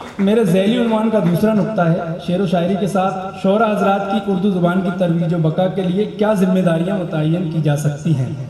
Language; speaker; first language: Urdu; native; Urdu